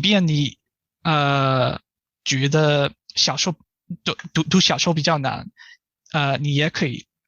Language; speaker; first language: Chinese; non-native, fluent; English